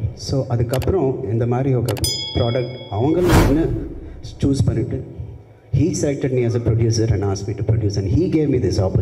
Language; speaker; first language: Tamil; non-native, local second language; Telugu